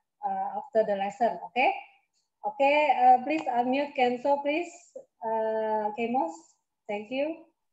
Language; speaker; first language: English; non-native, fluent; Indonesian